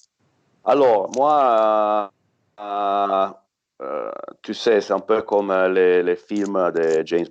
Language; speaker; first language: French; non-native, fluent; Italian